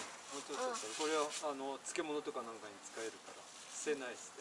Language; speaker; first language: Japanese; native; Japanese